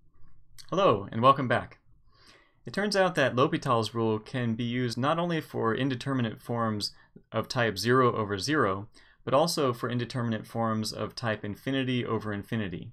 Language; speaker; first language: English; native; English